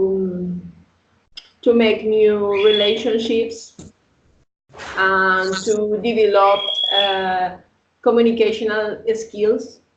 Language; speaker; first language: English; non-native, learner; Spanish